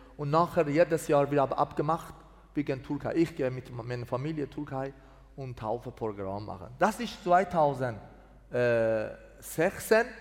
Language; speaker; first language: German; non-native, learner; Persian